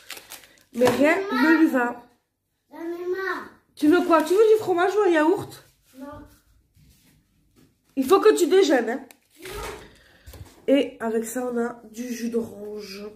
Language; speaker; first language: French; native; French